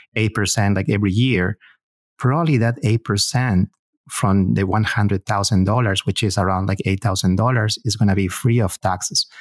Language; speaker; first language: English; non-native, fluent; Spanish